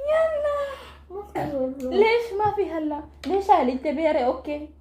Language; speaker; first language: Arabic; non-native, learner; Oromo